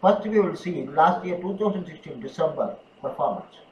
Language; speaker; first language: English; non-native, local second language; Tamil